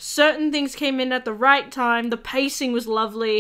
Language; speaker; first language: English; native; English